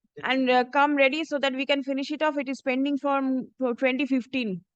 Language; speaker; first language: English; non-native, local second language; Bangla